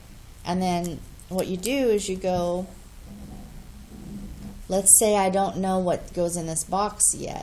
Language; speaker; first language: English; native; English